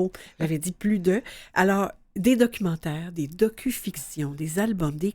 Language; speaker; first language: French; native; French